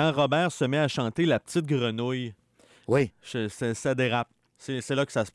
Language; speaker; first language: French; native; French